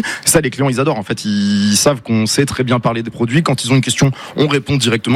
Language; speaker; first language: French; native; French